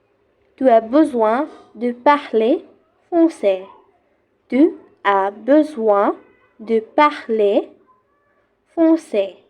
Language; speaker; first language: French; non-native, fluent; Bangla